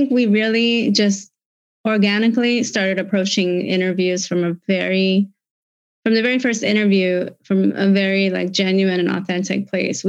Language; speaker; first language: English; native; English